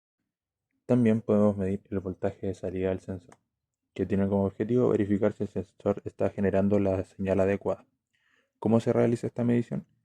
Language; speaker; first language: Spanish; native; Spanish